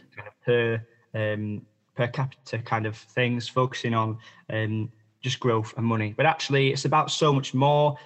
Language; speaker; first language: English; native; English